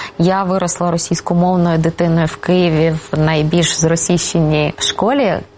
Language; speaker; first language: Ukrainian; non-native, local second language; Russian